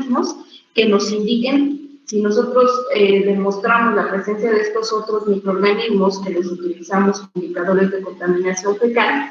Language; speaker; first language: Spanish; native; Spanish